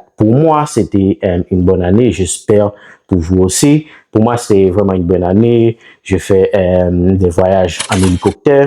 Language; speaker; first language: French; non-native, local second language; Haitian Creole